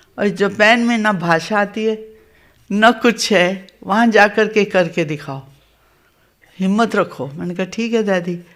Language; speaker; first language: Hindi; non-native, local second language; Gujarati